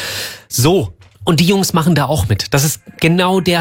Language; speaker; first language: German; native; German